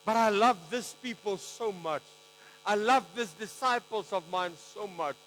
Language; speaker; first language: English; non-native, local second language; Afrikaans